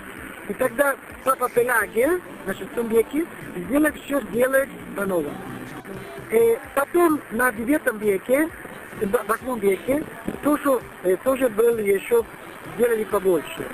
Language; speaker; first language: Russian; non-native, learner; Italian